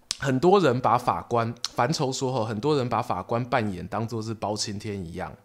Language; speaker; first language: Chinese; native; Chinese